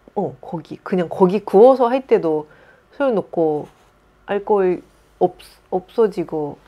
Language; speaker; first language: Korean; non-native, fluent; Japanese